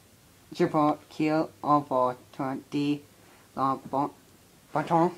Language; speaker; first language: French; non-native, learner; English